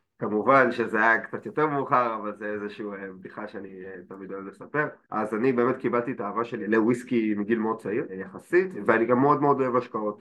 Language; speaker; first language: Hebrew; native; Hebrew